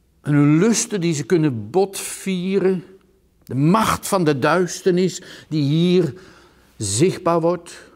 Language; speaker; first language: Dutch; native; Dutch